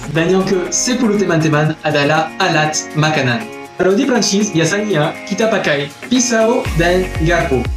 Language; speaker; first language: Indonesian; non-native, fluent; French